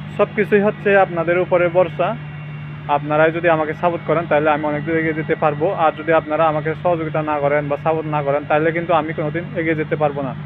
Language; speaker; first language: Bangla; non-native, local second language; Chakma